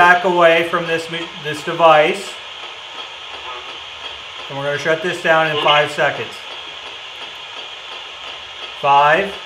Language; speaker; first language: English; native; English